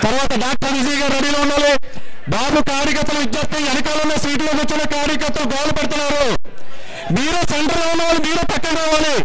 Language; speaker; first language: Telugu; native; Telugu